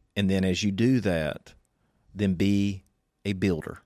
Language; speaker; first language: English; native; English